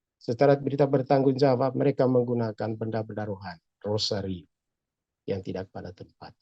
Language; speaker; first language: Indonesian; native; Indonesian